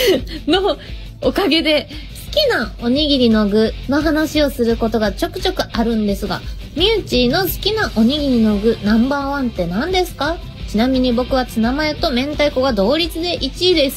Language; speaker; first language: Japanese; native; Japanese